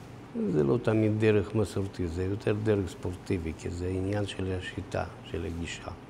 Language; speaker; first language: Hebrew; non-native, fluent; Russian